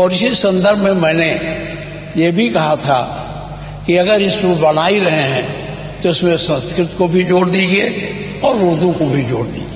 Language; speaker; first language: Hindi; native; Hindi